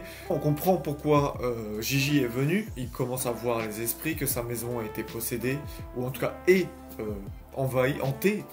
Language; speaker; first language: French; native; French